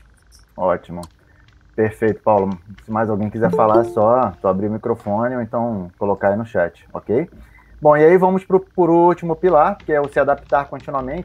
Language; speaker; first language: Portuguese; native; Portuguese